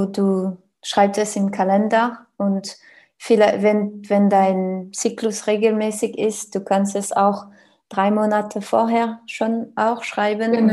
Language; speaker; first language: German; non-native, learner; French